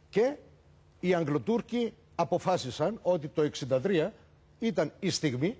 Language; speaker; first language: Greek; native; Greek